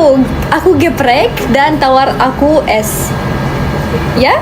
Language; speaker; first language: Indonesian; non-native, learner; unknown